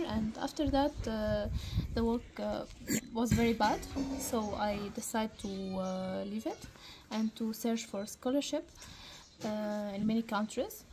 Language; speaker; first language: English; non-native, learner; Arabic